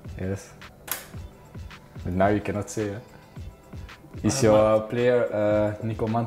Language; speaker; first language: English; non-native, learner; Dutch